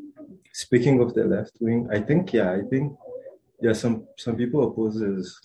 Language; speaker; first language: English; non-native, local second language; Kinyarwanda